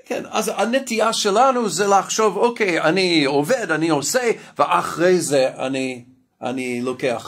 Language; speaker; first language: Hebrew; non-native, fluent; English